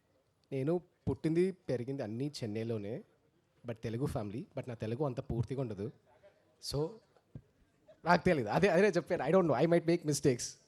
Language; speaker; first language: Telugu; early bilingual, heritage; Telugu